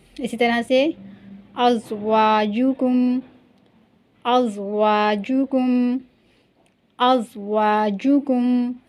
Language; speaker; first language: Urdu; native; Urdu